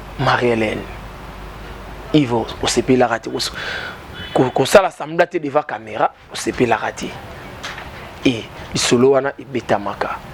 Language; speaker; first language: Lingala; native; Lingala